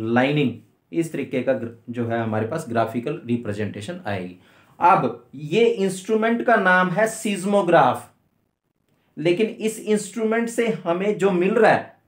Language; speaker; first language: Hindi; native; Hindi